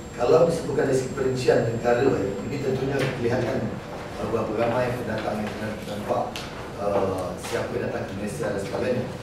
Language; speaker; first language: Malay; native; Malay